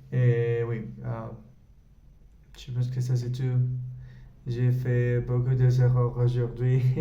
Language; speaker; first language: French; non-native, learner; Spanish